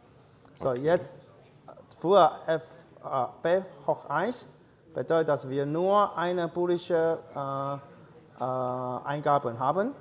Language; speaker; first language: German; non-native, fluent; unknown